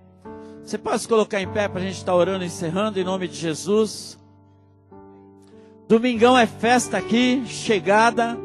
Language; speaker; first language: Portuguese; native; Portuguese